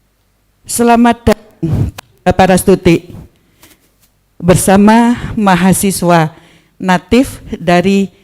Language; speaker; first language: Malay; non-native, local second language; Javanese